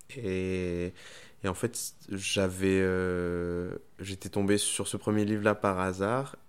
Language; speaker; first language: French; non-native, fluent; Spanish